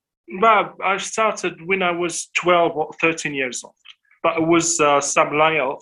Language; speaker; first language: English; non-native, fluent; Arabic